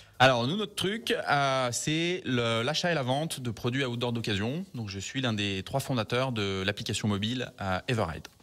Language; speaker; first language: French; native; French